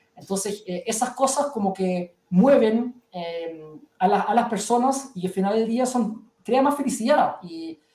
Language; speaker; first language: Spanish; early bilingual, heritage; German